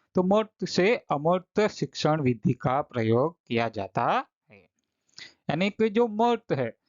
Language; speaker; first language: Hindi; non-native, local second language; Gujarati